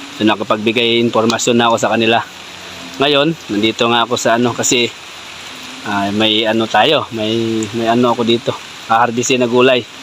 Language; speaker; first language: Filipino; non-native, local second language; Bikol